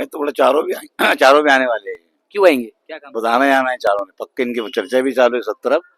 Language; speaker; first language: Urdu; non-native, local second language; Marathi